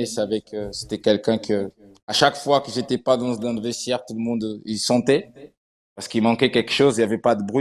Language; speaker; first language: French; non-native, fluent; Portuguese